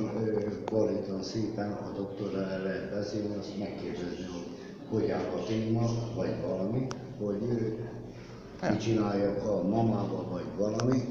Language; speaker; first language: Hungarian; non-native, local second language; Serbian